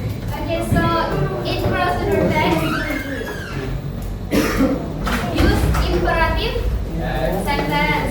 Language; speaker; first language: English; non-native, learner; Indonesian